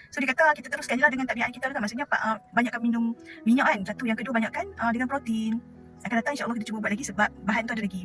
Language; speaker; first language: Malay; native; Malay